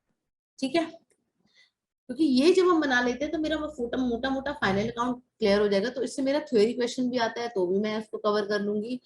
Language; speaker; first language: Hindi; native; Hindi